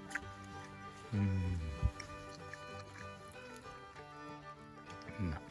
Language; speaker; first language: Japanese; native; Japanese